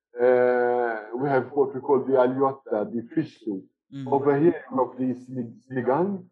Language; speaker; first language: English; non-native, fluent; Maltese